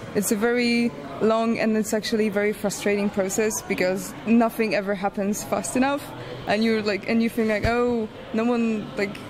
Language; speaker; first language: English; non-native, fluent; Polish